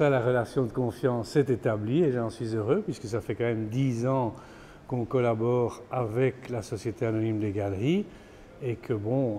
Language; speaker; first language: French; native; French